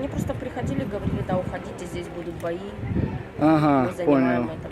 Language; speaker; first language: Russian; native; Russian